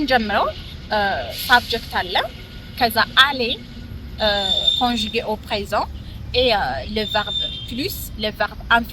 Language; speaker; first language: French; non-native, fluent; Amharic